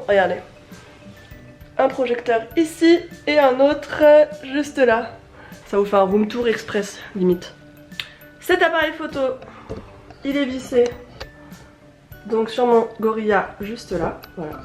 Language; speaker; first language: French; native; French